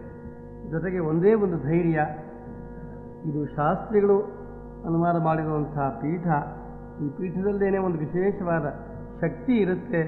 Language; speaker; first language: Kannada; native; Kannada